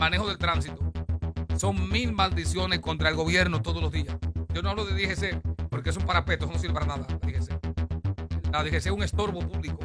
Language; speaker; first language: Spanish; native; Spanish